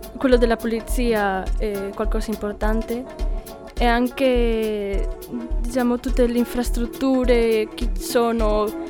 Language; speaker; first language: Italian; non-native, fluent; Spanish